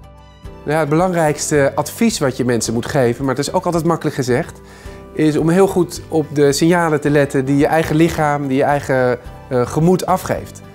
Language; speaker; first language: Dutch; native; Dutch